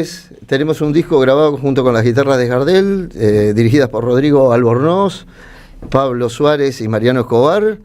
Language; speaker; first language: Spanish; native; Spanish